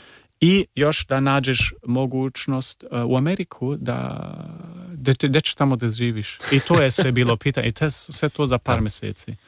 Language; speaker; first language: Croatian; early bilingual, heritage; Serbian